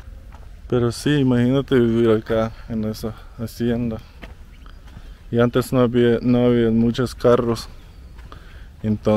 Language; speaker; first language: Spanish; non-native, fluent; Russian